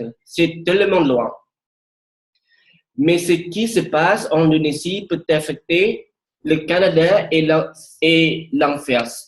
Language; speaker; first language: French; non-native, learner; Indonesian